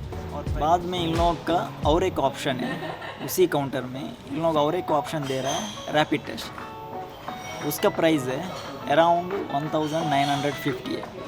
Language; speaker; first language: Hindi; non-native, local second language; Tulu